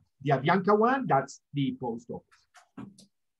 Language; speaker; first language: English; non-native, fluent; Spanish